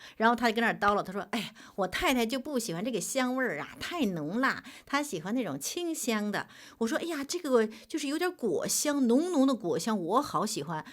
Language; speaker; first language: Chinese; native; Chinese